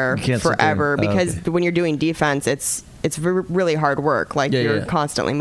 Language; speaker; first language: English; native; English